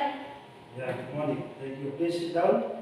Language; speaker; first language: English; non-native, learner; Indonesian